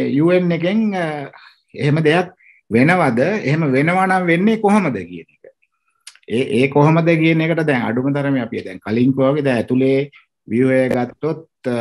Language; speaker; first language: Sinhala; native; Sinhala